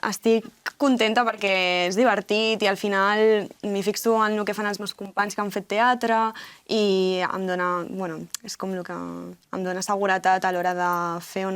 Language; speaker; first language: Catalan; non-native, local second language; Spanish